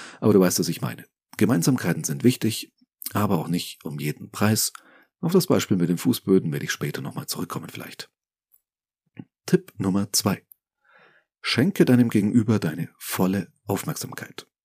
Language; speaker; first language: German; native; German